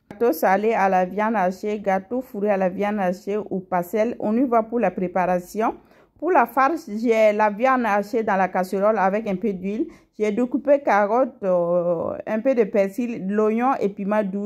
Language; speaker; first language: French; non-native, local second language; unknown